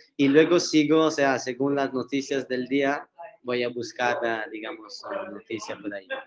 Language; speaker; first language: Spanish; non-native, fluent; Italian